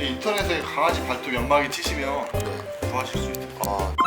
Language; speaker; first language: Korean; native; Korean